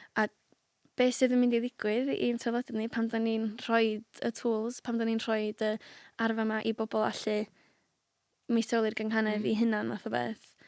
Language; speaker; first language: Welsh; native; Welsh